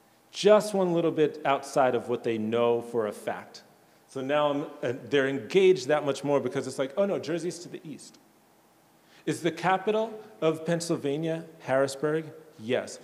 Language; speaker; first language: English; native; English